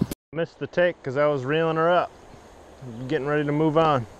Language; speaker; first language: English; native; English